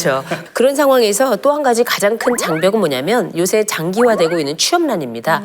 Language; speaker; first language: Korean; native; Korean